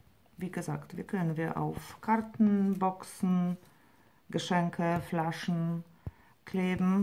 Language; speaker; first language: German; non-native, fluent; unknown